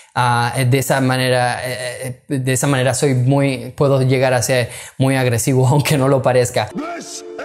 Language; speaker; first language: Spanish; native; Spanish